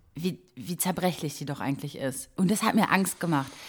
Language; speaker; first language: German; early bilingual, other home language; Croatian